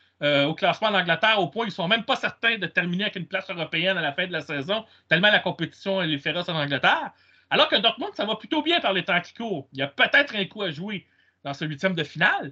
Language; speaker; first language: French; native; French